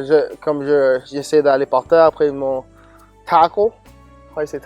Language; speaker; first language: French; non-native, local second language; English